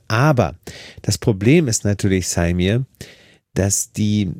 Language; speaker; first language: German; native; German